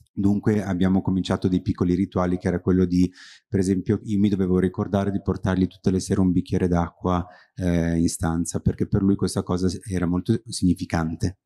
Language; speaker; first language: Italian; native; Italian